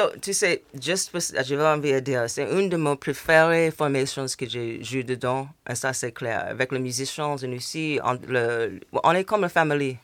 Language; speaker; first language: French; non-native, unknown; English